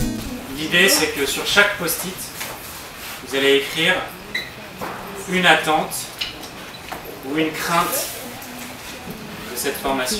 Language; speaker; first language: French; native; French